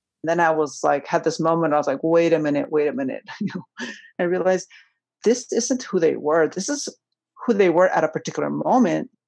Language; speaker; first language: English; early bilingual, other home language; Spanish